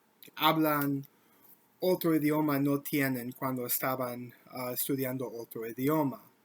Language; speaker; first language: Spanish; non-native, learner; English